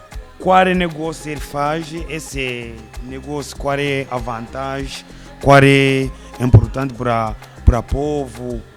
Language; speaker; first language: Portuguese; non-native, learner; Kinyarwanda